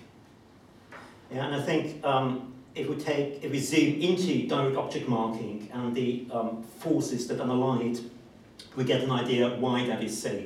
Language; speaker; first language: English; non-native, fluent; German